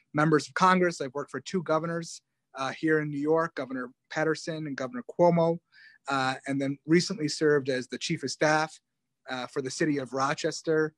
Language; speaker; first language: English; native; English